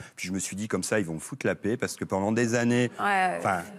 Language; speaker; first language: French; native; French